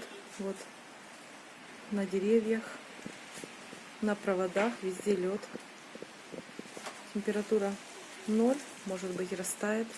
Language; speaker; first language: Russian; native; Russian